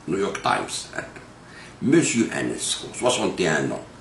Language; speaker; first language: French; non-native, local second language; Arabic